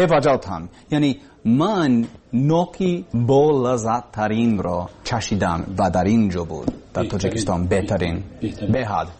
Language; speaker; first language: Persian; non-native, learner; English